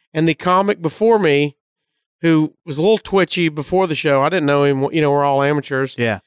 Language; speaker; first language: English; native; English